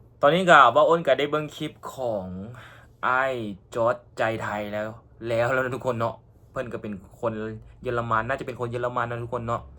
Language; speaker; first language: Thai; non-native, local second language; Northeastern Thai